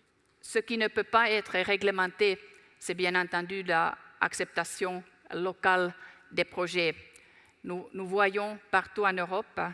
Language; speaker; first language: French; non-native, fluent; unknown